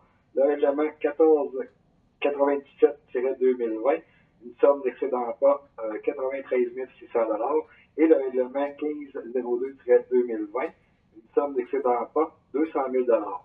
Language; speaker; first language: French; native; French